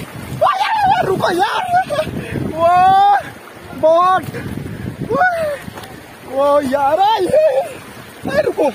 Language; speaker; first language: Hindi; non-native, local second language; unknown